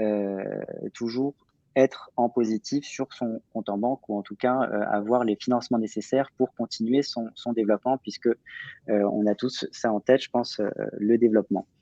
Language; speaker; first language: French; native; French